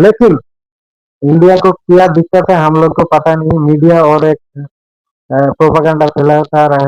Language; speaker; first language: Hindi; non-native, learner; Bangla